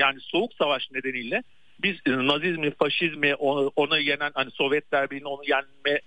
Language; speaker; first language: Turkish; native; Turkish